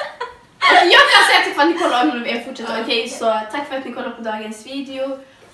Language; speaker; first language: Swedish; early bilingual, other home language; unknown